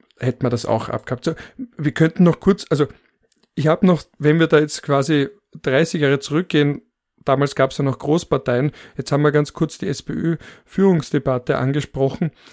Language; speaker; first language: German; native; German